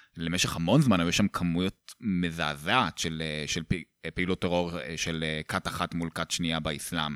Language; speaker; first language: Hebrew; native; Hebrew